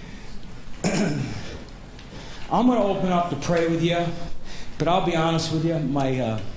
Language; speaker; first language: English; native; English